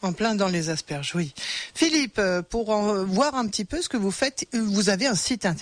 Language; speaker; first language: French; native; French